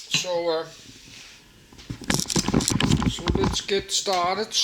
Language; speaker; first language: English; non-native, learner; Danish